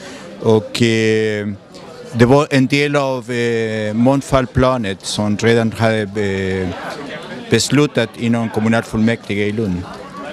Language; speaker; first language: Swedish; non-native, fluent; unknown